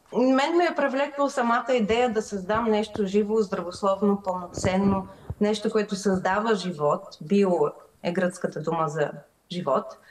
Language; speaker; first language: Bulgarian; early bilingual, heritage; Bulgarian